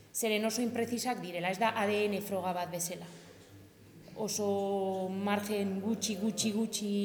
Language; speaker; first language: Basque; non-native, local second language; Spanish